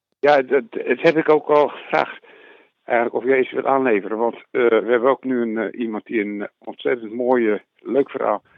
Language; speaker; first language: Dutch; native; Dutch